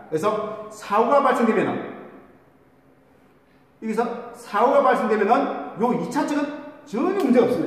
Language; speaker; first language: Korean; native; Korean